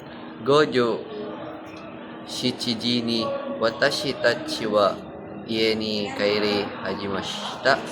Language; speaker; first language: Japanese; non-native, learner; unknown